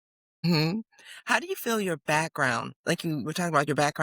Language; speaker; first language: English; native; English